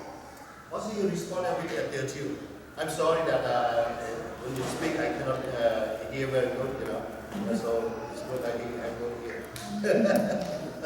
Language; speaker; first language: English; non-native, learner; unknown